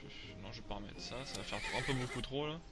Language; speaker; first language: French; native; French